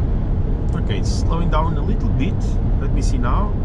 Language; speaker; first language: English; non-native, fluent; Portuguese